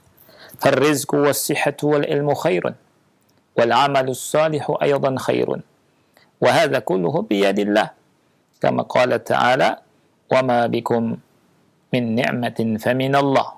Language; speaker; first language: Arabic; non-native, fluent; Indonesian